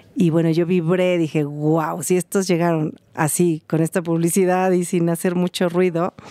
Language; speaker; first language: Spanish; native; Spanish